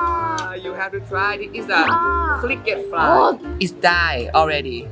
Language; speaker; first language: English; non-native, learner; Thai